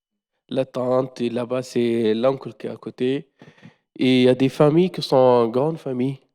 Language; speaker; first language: French; non-native, learner; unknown